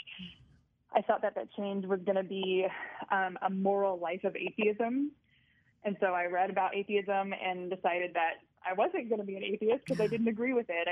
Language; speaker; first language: English; native; English